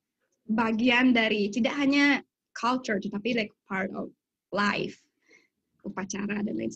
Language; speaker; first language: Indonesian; non-native, local second language; Balinese